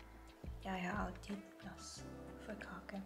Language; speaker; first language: Norwegian; non-native, learner; Filipino